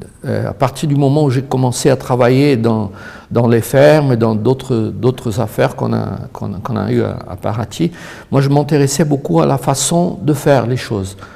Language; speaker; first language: French; non-native, fluent; Portuguese